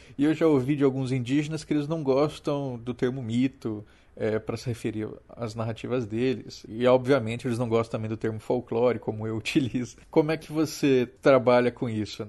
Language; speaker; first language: Portuguese; native; Portuguese